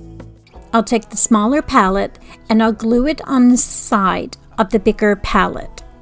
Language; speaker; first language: English; native; English